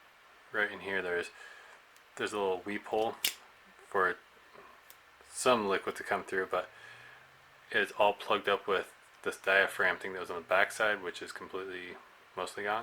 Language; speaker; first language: English; native; English